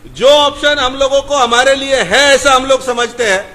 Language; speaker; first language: Hindi; non-native, local second language; Marathi